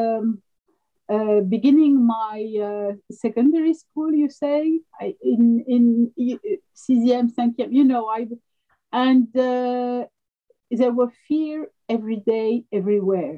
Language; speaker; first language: English; non-native, fluent; French